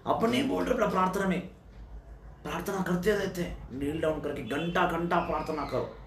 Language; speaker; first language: Hindi; non-native, local second language; Telugu